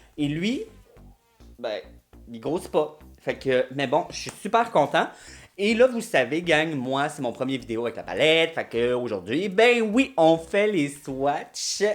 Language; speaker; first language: French; native; French